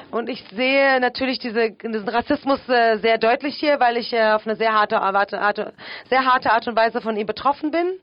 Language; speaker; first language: German; non-native, fluent; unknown